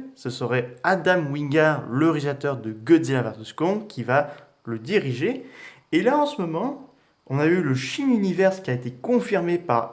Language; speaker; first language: French; native; French